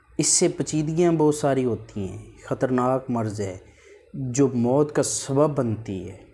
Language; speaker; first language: Urdu; native; Urdu